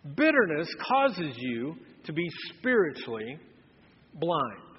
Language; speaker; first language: English; native; English